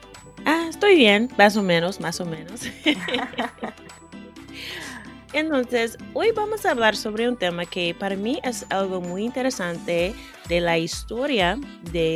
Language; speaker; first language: Spanish; non-native, fluent; English